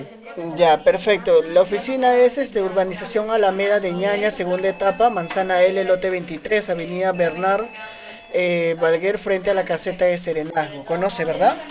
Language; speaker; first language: Spanish; native; Spanish